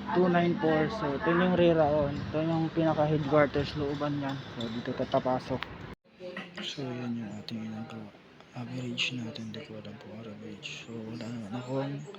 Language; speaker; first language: Filipino; non-native, local second language; Cebuano